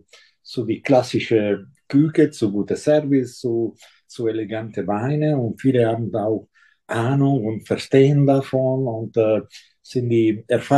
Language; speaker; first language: German; non-native, local second language; Italian